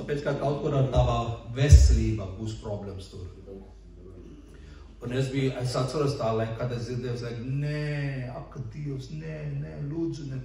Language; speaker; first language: Latvian; non-native, learner; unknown